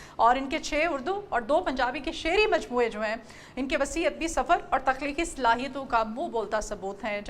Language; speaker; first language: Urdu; non-native, local second language; Punjabi